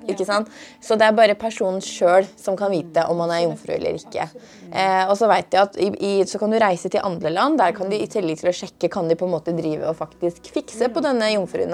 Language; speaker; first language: Norwegian; early bilingual, other home language; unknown